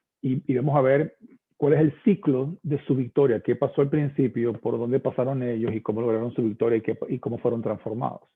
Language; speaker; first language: Spanish; native; Spanish